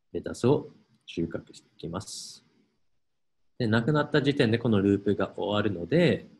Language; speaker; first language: Japanese; non-native, fluent; English